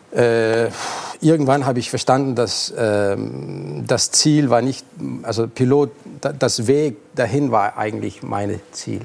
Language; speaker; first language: German; non-native, fluent; Arabic